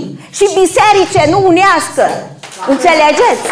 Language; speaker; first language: Romanian; non-native, local second language; Hungarian